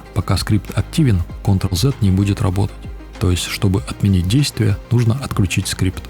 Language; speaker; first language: Russian; native; Russian